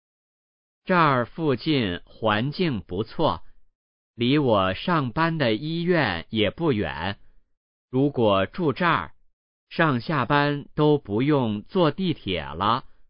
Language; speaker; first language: Chinese; native; Chinese